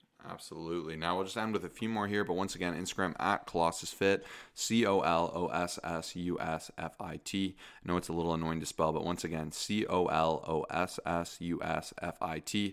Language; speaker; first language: English; native; English